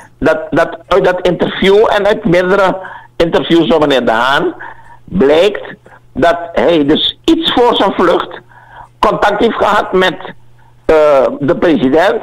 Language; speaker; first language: Dutch; native; Dutch